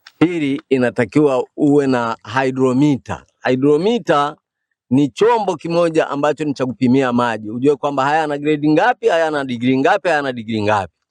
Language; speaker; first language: Swahili; non-native, local second language; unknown